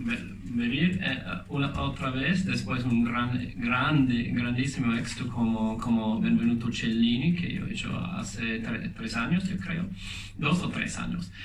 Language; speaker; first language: Spanish; non-native, learner; English